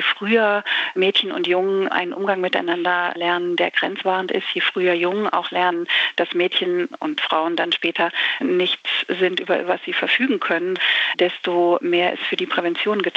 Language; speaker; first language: German; native; German